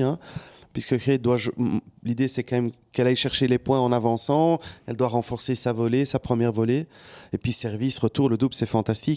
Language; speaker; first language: French; native; French